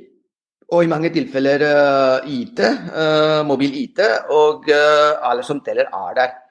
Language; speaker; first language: Norwegian; non-native, fluent; Spanish